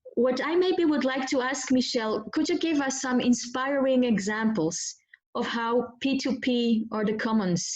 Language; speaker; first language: English; non-native, fluent; Dutch